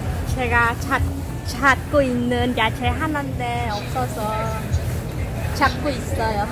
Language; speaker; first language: Korean; non-native, fluent; Khmer